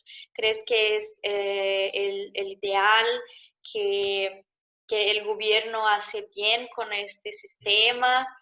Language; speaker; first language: Spanish; non-native, learner; Portuguese